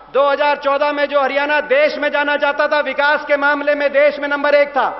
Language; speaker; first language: Hindi; native; Hindi